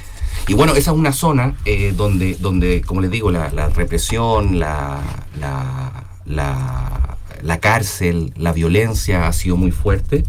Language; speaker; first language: Spanish; native; Spanish